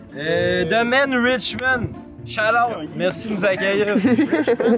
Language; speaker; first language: French; native; French